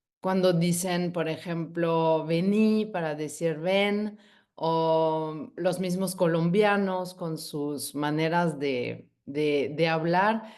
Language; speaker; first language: Spanish; non-native, fluent; French